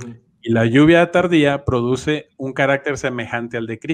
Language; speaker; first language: Spanish; native; Spanish